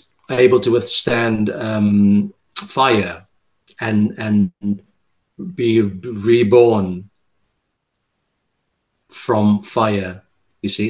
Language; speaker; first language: English; non-native, local second language; Afrikaans